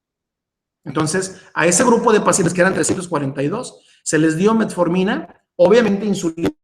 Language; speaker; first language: Spanish; native; Spanish